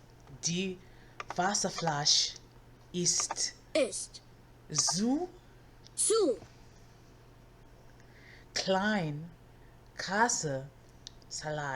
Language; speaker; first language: German; non-native, learner; English